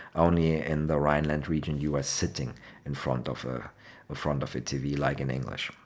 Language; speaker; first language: English; non-native, fluent; German